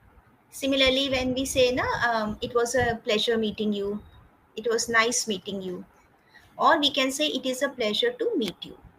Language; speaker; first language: English; non-native, fluent; Hindi